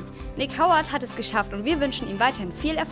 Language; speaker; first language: German; native; German